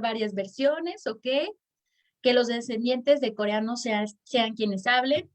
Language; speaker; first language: Spanish; native; Spanish